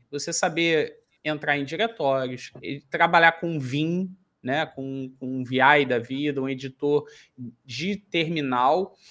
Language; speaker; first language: Portuguese; native; Portuguese